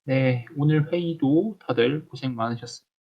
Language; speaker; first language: Korean; native; Korean